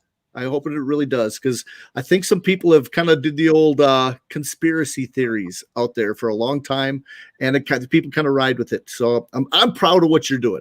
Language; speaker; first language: English; native; English